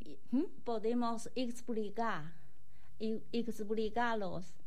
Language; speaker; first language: Spanish; non-native, learner; Chinese